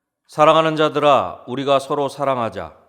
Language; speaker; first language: Korean; native; Korean